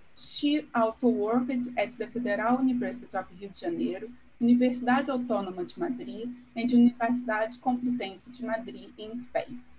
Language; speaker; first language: English; non-native, fluent; Portuguese